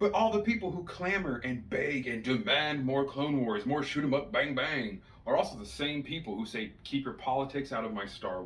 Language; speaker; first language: English; native; English